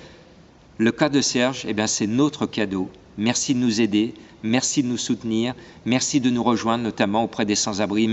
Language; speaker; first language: French; native; French